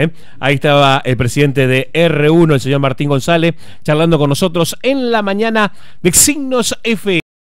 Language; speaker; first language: Spanish; native; Spanish